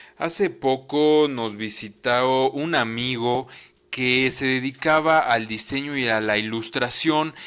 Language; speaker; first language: Spanish; native; Spanish